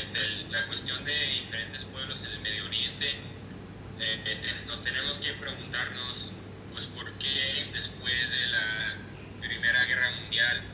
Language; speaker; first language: Spanish; non-native, fluent; English